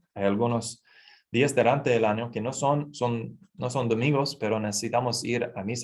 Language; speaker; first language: Spanish; non-native, fluent; English